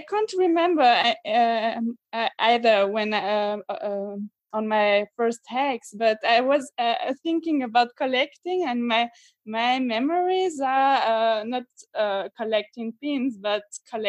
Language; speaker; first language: English; non-native, fluent; French